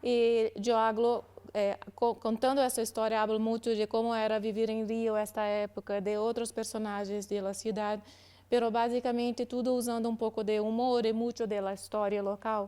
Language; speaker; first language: Spanish; non-native, learner; Portuguese